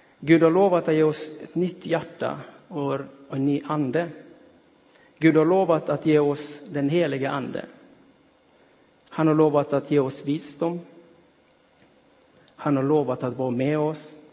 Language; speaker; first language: Swedish; non-native, fluent; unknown